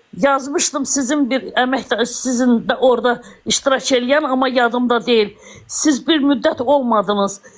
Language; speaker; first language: Azerbaijani; non-native, local second language; Russian